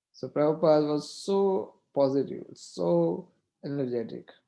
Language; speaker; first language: English; non-native, local second language; Hindi